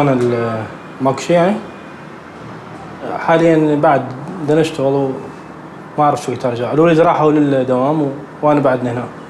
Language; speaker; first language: Arabic; native; Arabic